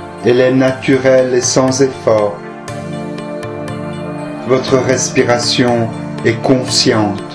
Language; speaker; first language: French; native; French